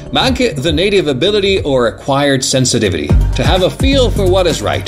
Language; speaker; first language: English; non-native, fluent; Italian